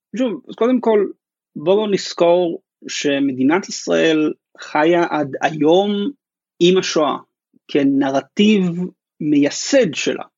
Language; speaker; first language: Hebrew; native; Hebrew